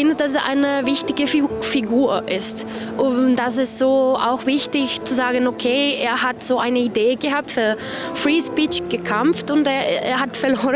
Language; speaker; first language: German; non-native, fluent; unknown